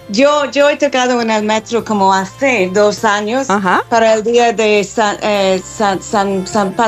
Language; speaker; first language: Spanish; non-native, fluent; English